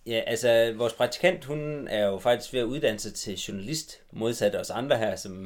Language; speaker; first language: Danish; native; Danish